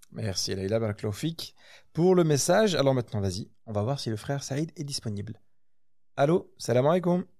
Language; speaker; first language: French; early bilingual, other home language; Arabic